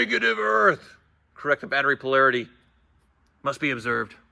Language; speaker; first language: English; native; English